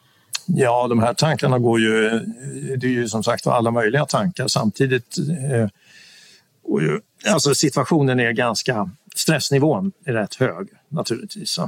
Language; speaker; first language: Swedish; native; Swedish